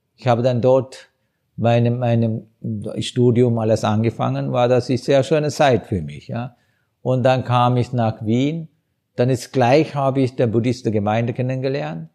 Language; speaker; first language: German; non-native, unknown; Sinhala